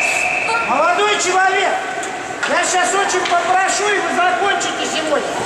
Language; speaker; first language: Russian; native; Russian